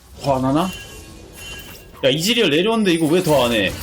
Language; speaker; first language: Korean; native; Korean